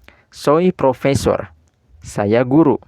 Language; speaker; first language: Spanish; non-native, fluent; Indonesian